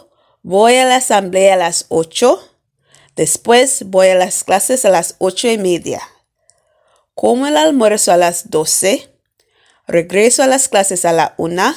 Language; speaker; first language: Spanish; non-native, fluent; English